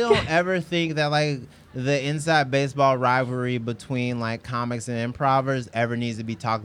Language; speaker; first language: English; native; English